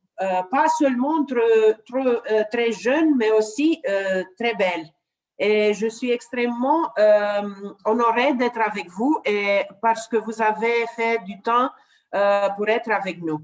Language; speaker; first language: French; non-native, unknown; Romanian